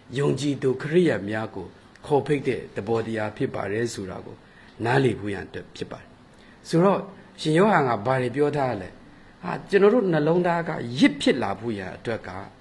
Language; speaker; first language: Burmese; non-native, local second language; Kachin